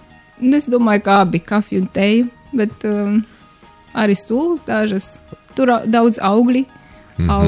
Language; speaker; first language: Latvian; non-native, learner; Romanian